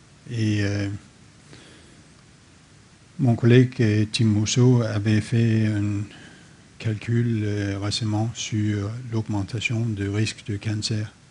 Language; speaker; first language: French; non-native, fluent; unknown